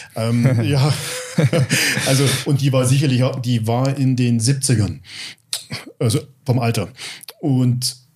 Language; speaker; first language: German; early bilingual, other home language; English